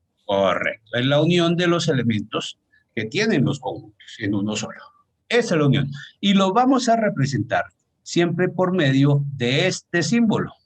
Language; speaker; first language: Spanish; native; Spanish